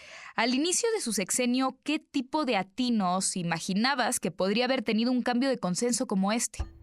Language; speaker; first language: Spanish; native; Spanish